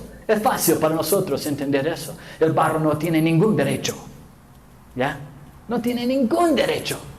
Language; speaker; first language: Spanish; non-native, fluent; English